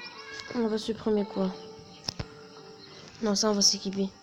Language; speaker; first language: French; native; French